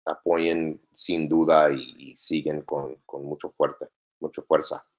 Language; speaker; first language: Spanish; non-native, learner; English